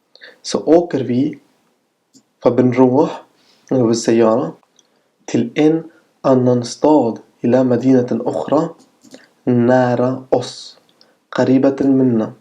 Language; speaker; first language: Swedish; non-native, fluent; Arabic